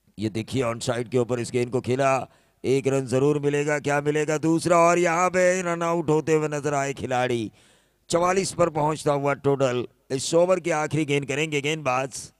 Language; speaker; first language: Hindi; non-native, local second language; Marathi